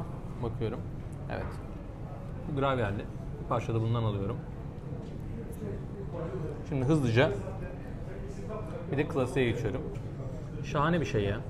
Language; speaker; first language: Turkish; native; Turkish